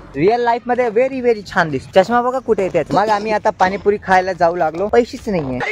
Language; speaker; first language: Marathi; non-native, local second language; Hindi